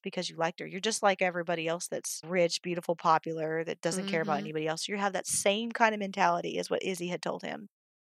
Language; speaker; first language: English; native; English